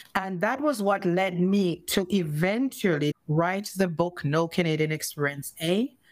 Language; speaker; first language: English; native; English